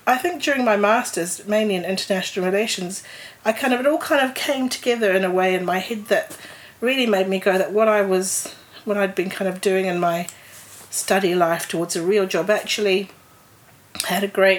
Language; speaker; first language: English; native; English